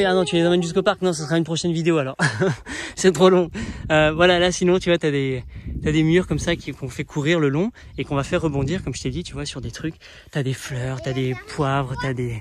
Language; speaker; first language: French; native; French